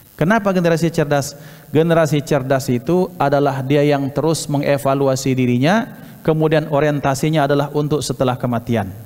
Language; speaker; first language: Malay; non-native, local second language; Javanese